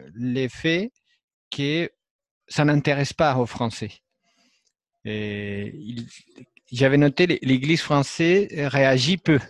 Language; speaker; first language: French; non-native, fluent; Spanish